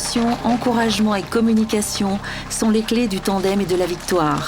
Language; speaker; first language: French; native; French